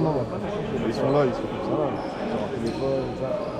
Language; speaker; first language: French; native; French